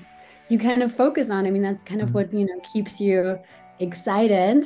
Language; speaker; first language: English; non-native, fluent; German